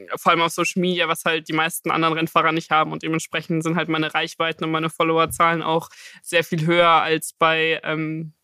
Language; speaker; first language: German; native; German